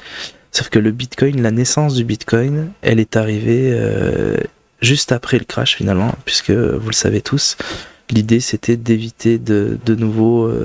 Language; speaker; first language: French; native; French